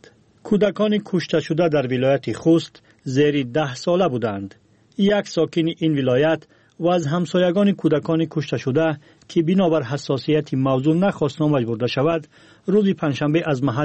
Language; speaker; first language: Persian; native; Persian